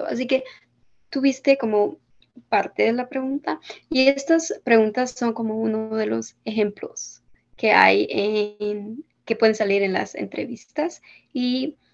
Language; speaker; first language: Spanish; early bilingual, heritage; Spanish